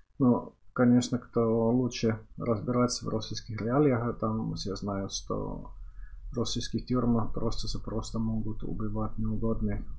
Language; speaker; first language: Russian; non-native, fluent; Finnish